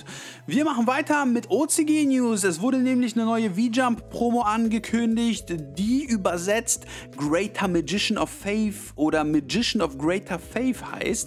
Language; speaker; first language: German; native; German